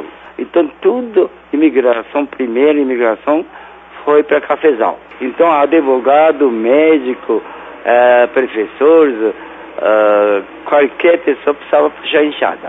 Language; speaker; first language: Portuguese; early bilingual, other home language; Japanese